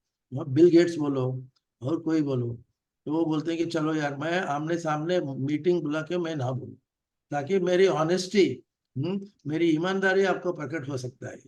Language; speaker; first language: Hindi; non-native, local second language; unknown